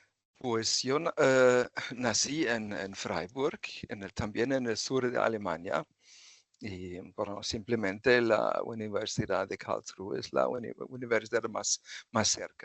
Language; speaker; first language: Spanish; non-native, fluent; German